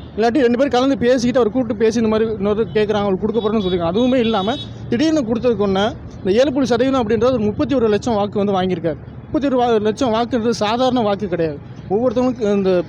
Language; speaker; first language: Tamil; native; Tamil